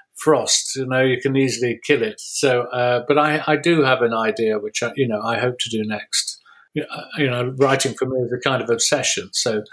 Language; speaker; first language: English; native; English